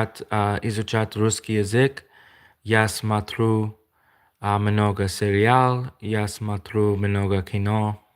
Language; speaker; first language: Russian; non-native, learner; English